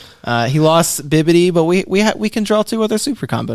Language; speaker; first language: English; native; English